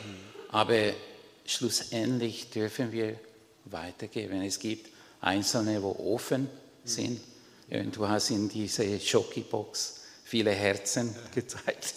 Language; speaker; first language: German; non-native, fluent; Spanish